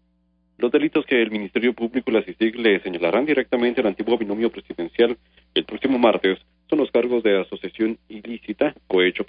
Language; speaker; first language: Spanish; native; Spanish